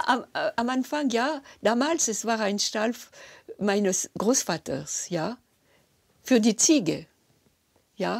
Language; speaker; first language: German; non-native, local second language; French